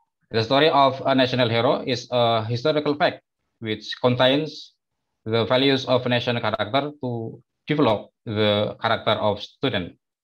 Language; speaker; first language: English; non-native, learner; Indonesian